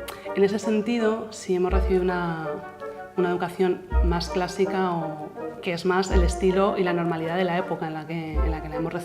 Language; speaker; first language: Spanish; native; Spanish